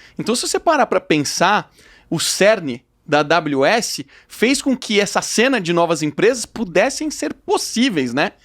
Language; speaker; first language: Portuguese; native; Portuguese